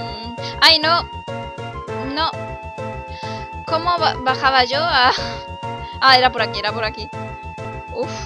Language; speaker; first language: Spanish; native; Spanish